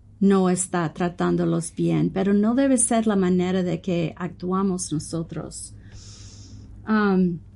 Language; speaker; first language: Spanish; non-native, fluent; English